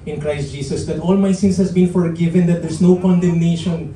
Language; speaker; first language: English; non-native, local second language; Filipino